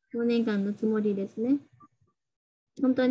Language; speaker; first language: Japanese; non-native, fluent; Vietnamese